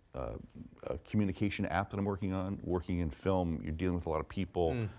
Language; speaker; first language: English; native; English